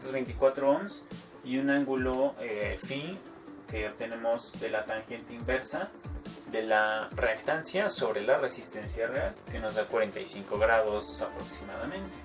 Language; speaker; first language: Spanish; native; Spanish